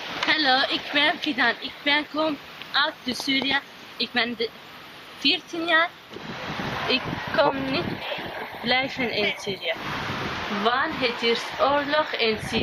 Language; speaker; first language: Dutch; non-native, learner; Arabic